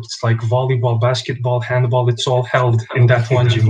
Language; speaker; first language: English; non-native, fluent; Bosnian